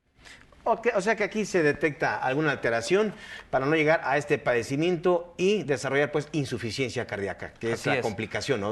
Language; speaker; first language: Spanish; native; Spanish